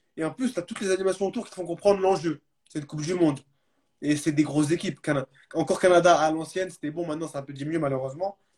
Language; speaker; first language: French; early bilingual, other home language; Arabic